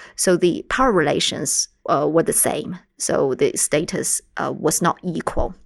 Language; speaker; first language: English; non-native, fluent; Chinese